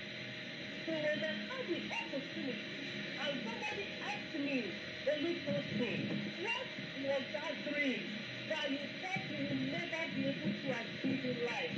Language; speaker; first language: English; non-native, local second language; Yoruba